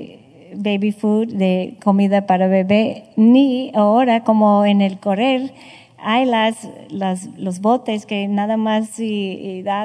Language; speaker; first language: Spanish; non-native, fluent; English